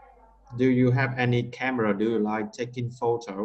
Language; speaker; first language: English; non-native, learner; Vietnamese